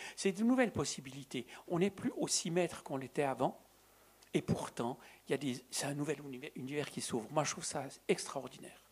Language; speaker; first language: French; native; French